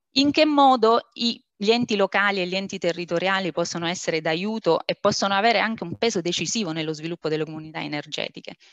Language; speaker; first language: Italian; native; Italian